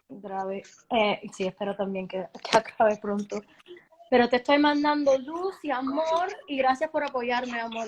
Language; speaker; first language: Spanish; early bilingual, heritage; English